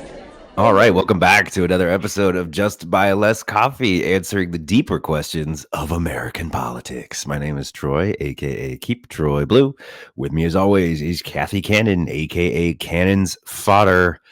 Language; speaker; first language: English; native; English